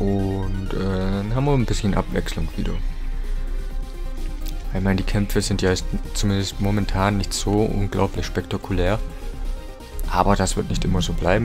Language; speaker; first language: German; native; German